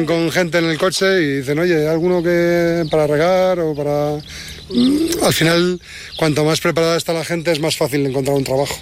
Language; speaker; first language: Spanish; native; Spanish